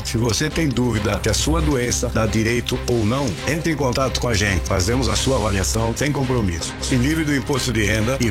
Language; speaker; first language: Portuguese; native; Portuguese